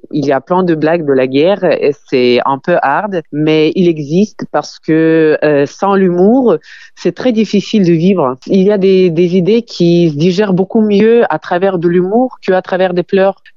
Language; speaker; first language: French; non-native, fluent; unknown